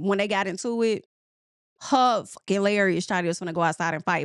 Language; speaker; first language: English; native; English